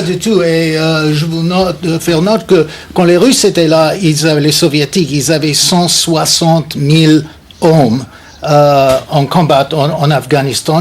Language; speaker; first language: French; non-native, fluent; English